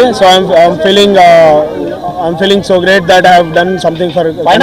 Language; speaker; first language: Telugu; native; Telugu